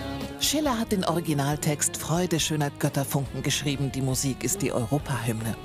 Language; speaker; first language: German; native; German